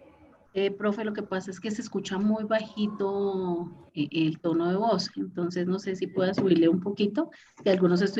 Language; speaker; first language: Spanish; native; Spanish